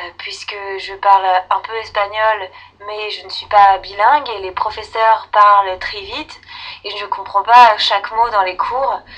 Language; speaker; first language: French; native; French